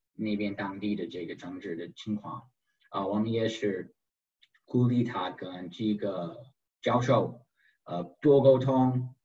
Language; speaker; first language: Chinese; non-native, fluent; English